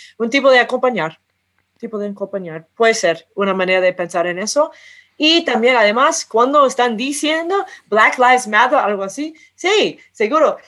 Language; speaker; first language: Spanish; non-native, fluent; English